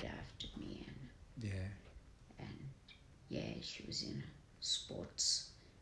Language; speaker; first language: English; non-native, local second language; German